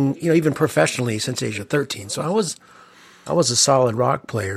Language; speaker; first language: English; native; English